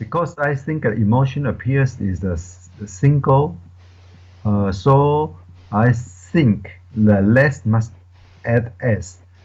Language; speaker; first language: English; non-native, learner; Chinese